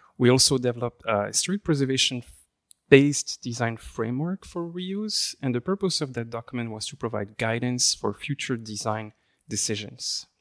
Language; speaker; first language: English; non-native, fluent; French